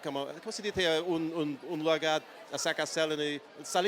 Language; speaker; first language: Spanish; non-native, learner; English